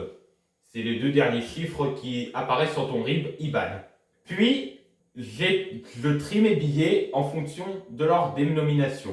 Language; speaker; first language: French; native; French